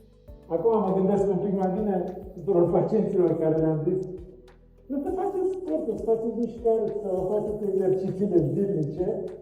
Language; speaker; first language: Romanian; native; Romanian